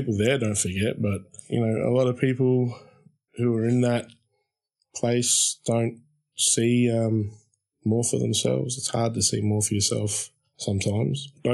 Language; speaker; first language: English; native; English